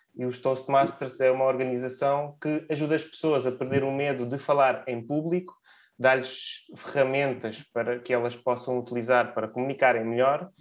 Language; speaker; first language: Portuguese; early bilingual, other home language; Ukrainian